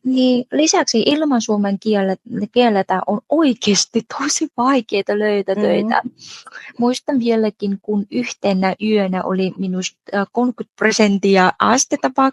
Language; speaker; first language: Finnish; non-native, fluent; Vietnamese